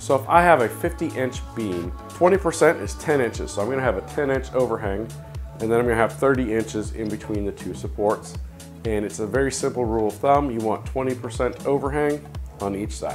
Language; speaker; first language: English; native; English